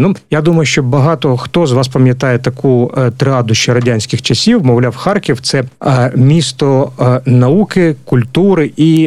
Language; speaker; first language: Ukrainian; native; Ukrainian